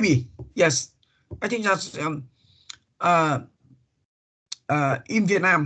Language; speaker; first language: English; non-native, learner; Vietnamese